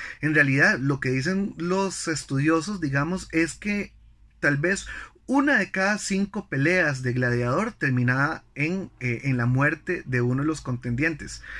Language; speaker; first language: Spanish; native; Spanish